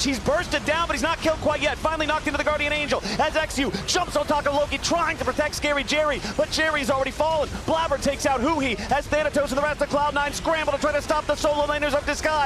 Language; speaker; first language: English; native; English